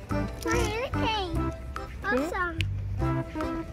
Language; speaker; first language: Portuguese; native; Portuguese